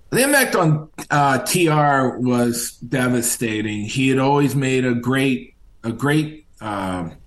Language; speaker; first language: English; native; English